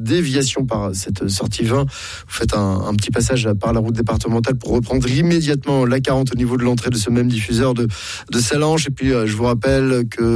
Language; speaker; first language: French; native; French